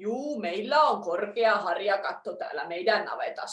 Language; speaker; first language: Finnish; native; Finnish